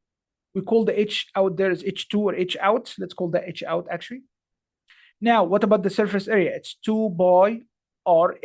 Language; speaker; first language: English; non-native, fluent; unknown